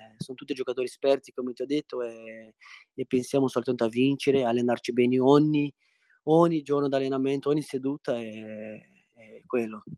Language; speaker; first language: Italian; non-native, fluent; Portuguese